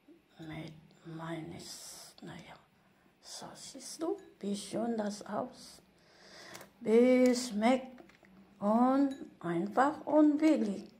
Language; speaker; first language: German; non-native, learner; Filipino